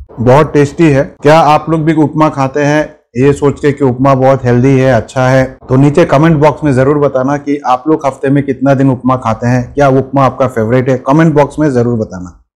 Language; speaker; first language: Hindi; non-native, local second language; Bangla